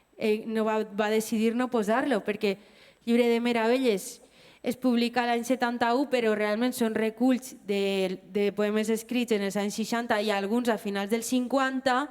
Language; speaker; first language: Catalan; native; Catalan